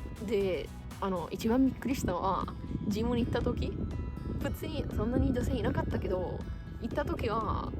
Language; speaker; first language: Japanese; non-native, fluent; Italian